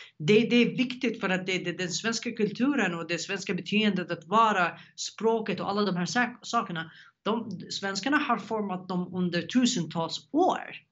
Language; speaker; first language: Swedish; non-native, fluent; Arabic